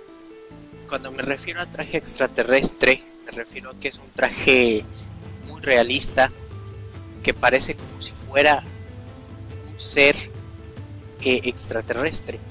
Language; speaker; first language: Spanish; native; Spanish